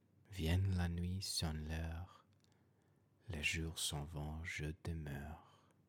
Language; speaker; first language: French; non-native, learner; English